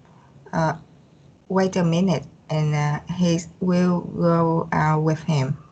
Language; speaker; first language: English; non-native, learner; Vietnamese